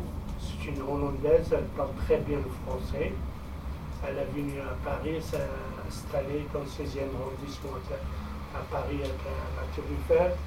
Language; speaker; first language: French; non-native, fluent; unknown